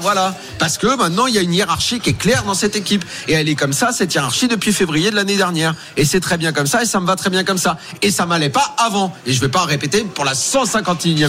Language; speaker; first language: French; native; French